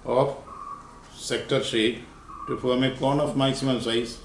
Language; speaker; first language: English; non-native, local second language; Malayalam